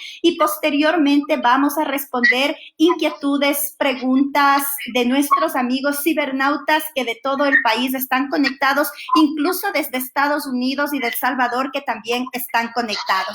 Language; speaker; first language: Spanish; native; Spanish